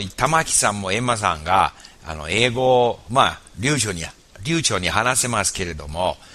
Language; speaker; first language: Japanese; non-native, fluent; English